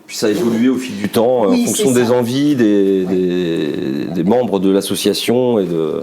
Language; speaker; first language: French; native; French